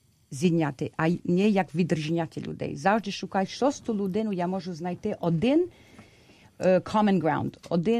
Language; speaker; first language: Ukrainian; early bilingual, heritage; Ukrainian